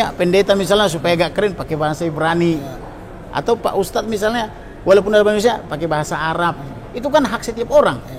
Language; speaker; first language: Indonesian; non-native, local second language; Batak Toba